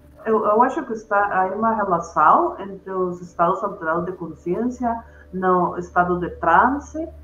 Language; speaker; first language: Portuguese; non-native, fluent; Spanish